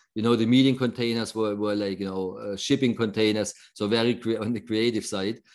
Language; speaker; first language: English; non-native, fluent; German